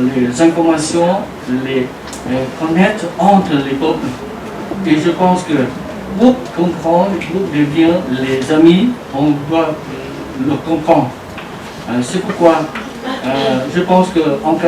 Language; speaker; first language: French; non-native, learner; Vietnamese